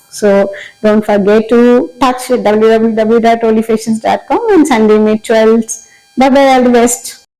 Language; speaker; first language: English; non-native, local second language; Tamil